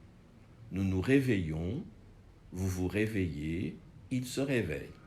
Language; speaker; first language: French; non-native, fluent; Portuguese